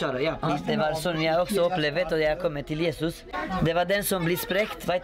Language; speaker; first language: Norwegian; non-native, learner; Romanian